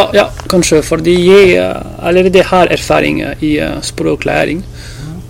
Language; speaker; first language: Norwegian; non-native, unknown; French